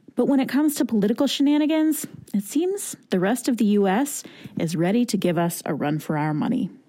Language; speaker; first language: English; native; English